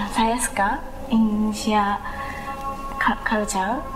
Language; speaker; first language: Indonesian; non-native, learner; Japanese